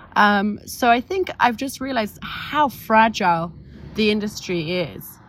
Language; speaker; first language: English; native; English